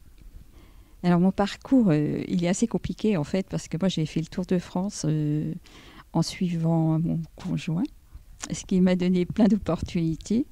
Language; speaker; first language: French; native; French